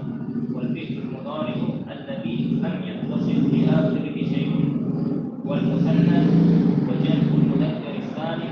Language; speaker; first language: Arabic; non-native, learner; Indonesian